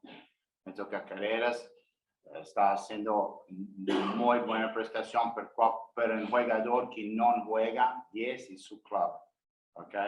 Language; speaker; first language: Spanish; non-native, learner; English